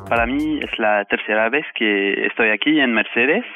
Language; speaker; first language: Spanish; non-native, fluent; French